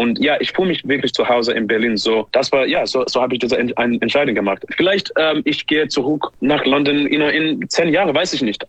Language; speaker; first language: German; non-native, fluent; English